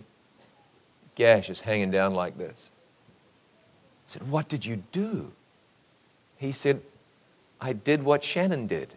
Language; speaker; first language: English; native; English